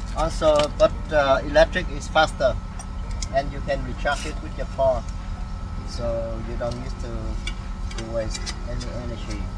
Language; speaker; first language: English; non-native, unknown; Vietnamese